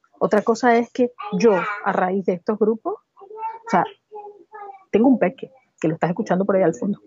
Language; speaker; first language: Spanish; native; Spanish